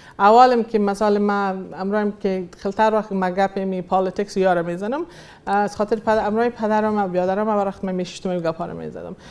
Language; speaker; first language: Persian; early bilingual, heritage; Persian